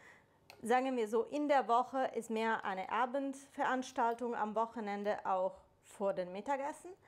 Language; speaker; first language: German; non-native, fluent; Italian